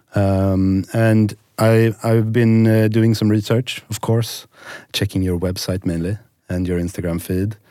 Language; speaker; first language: English; non-native, fluent; Swedish